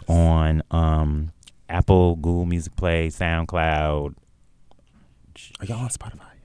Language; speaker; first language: English; native; English